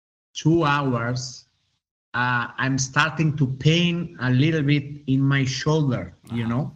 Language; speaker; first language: English; non-native, learner; Spanish